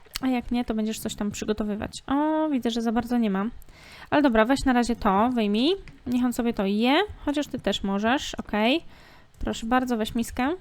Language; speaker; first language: Polish; native; Polish